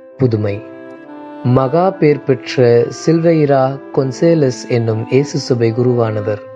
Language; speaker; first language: Tamil; native; Tamil